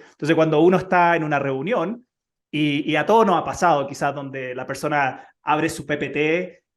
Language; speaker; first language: Spanish; native; Spanish